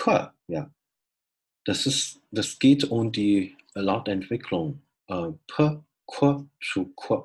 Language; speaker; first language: German; non-native, fluent; Chinese